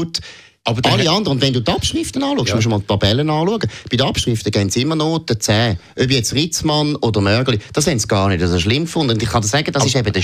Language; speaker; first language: German; native; German